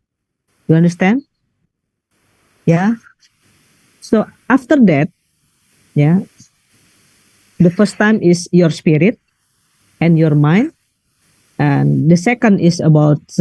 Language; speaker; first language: English; non-native, learner; Indonesian